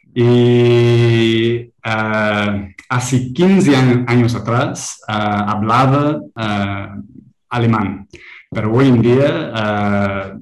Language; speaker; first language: Spanish; non-native, learner; English